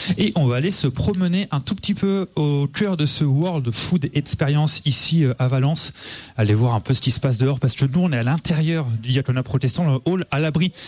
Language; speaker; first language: French; native; French